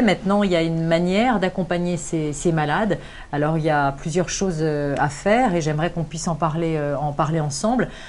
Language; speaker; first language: French; native; French